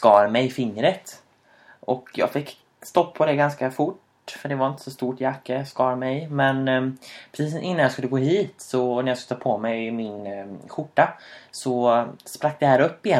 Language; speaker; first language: Swedish; native; Swedish